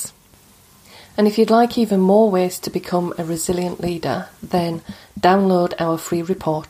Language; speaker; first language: English; native; English